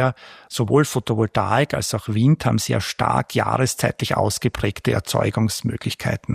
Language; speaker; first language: German; native; German